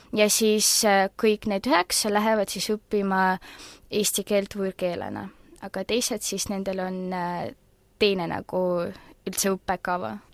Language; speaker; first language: Estonian; non-native, local second language; Russian